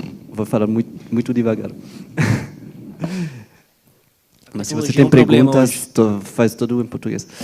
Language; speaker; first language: Portuguese; non-native, fluent; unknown